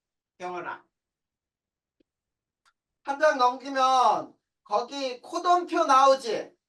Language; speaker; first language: Korean; native; Korean